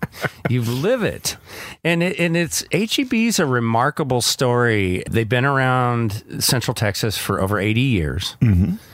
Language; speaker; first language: English; native; English